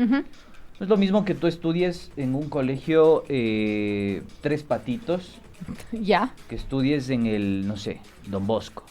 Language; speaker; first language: Spanish; native; Spanish